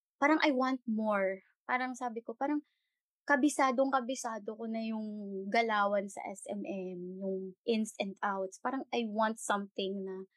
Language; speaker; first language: Filipino; non-native, local second language; Hiligaynon